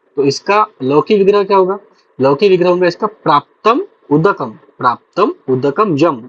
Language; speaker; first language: Hindi; non-native, local second language; Marathi